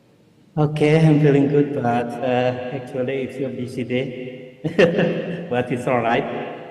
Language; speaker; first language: English; non-native, fluent; Indonesian